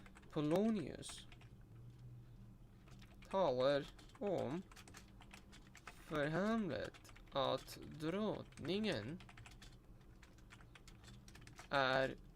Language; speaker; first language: Swedish; non-native, learner; Russian